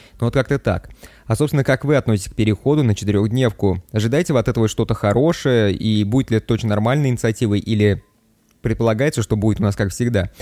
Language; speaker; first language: Russian; native; Russian